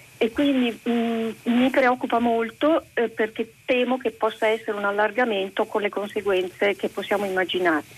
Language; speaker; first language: Italian; native; Italian